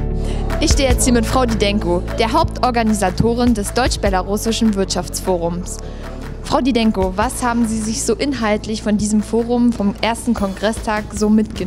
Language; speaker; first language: German; native; German